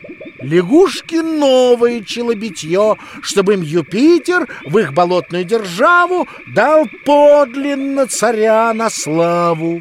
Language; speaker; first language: Russian; native; Russian